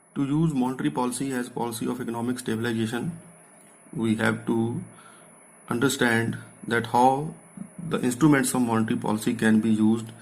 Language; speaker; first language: English; non-native, local second language; Punjabi